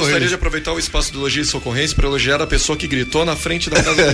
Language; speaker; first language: Portuguese; native; Portuguese